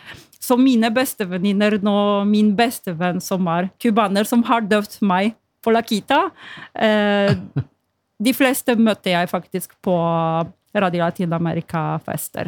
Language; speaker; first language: Norwegian; non-native, fluent; Polish